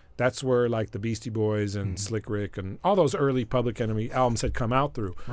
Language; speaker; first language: English; native; English